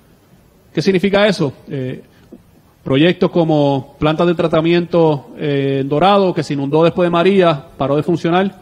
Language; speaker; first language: Spanish; native; Spanish